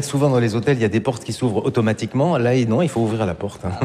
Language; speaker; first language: French; native; French